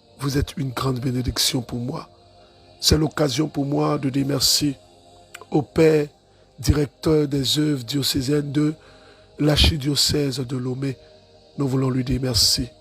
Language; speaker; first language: French; non-native, local second language; Ewe